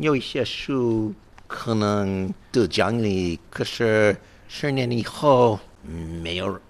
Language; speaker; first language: Chinese; non-native, learner; English